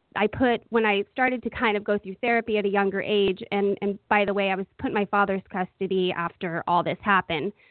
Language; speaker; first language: English; native; English